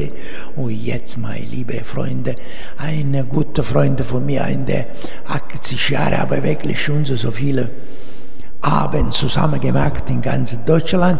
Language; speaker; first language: German; non-native, learner; Italian